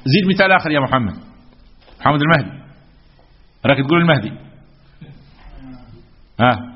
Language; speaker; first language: Arabic; native; Arabic